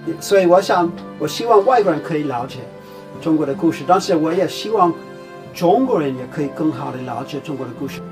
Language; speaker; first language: Chinese; non-native, fluent; English